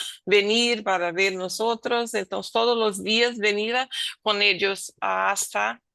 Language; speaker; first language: Spanish; non-native, learner; Portuguese